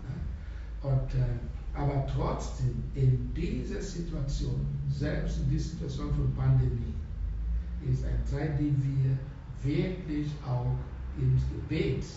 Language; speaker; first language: German; non-native, fluent; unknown